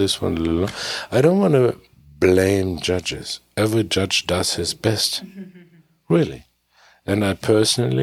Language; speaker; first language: English; non-native, fluent; German